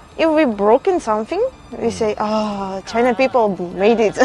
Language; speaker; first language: English; non-native, learner; Russian